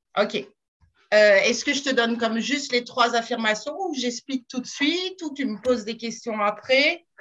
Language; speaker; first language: French; native; French